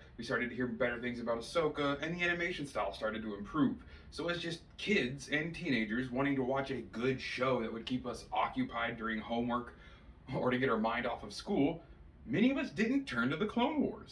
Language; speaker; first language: English; native; English